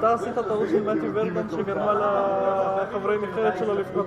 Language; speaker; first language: Hebrew; native; Hebrew